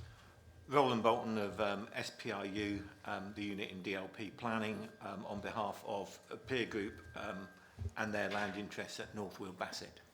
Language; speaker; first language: English; native; English